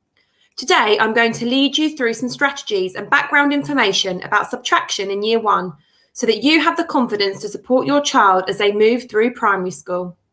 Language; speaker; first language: English; native; English